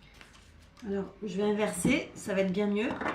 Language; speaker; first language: French; native; French